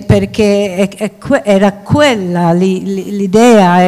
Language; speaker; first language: Italian; non-native, fluent; Maltese